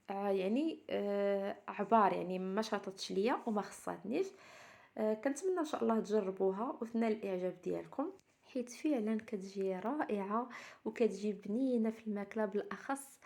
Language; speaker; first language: Arabic; native; Arabic